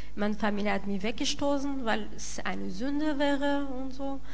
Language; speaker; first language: German; non-native, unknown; French